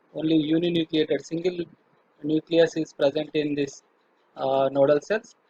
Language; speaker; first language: English; non-native, local second language; Telugu